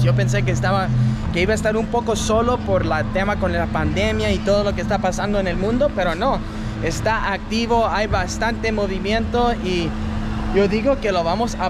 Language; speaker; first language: Spanish; non-native, fluent; English